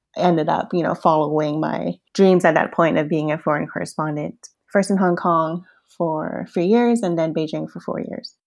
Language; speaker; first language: English; early bilingual, other home language; Cantonese